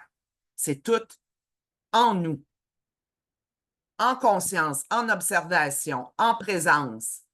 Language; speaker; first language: French; native; French